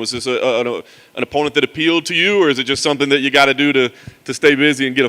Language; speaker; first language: English; native; English